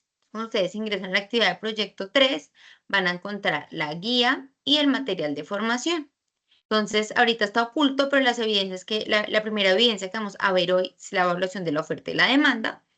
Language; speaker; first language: Spanish; native; Spanish